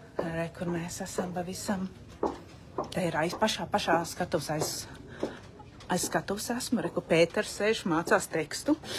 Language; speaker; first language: Latvian; early bilingual, heritage; Latvian